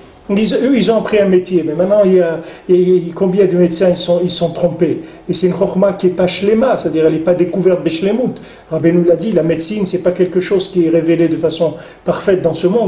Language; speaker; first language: French; native; French